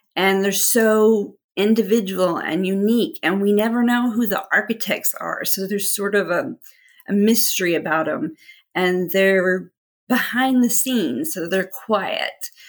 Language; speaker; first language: English; native; English